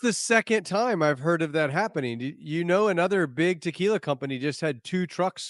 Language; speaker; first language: English; native; English